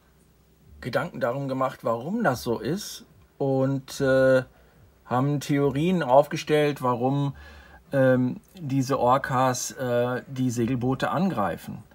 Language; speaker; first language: German; native; German